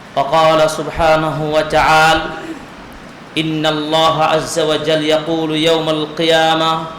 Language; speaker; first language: Arabic; non-native, fluent; Bangla